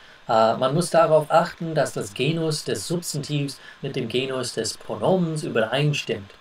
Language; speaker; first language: German; non-native, fluent; English